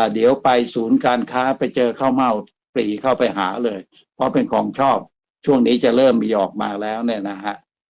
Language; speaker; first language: Thai; native; Thai